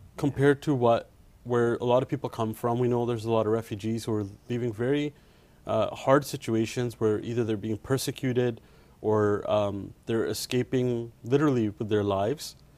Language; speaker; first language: English; early bilingual, other home language; Punjabi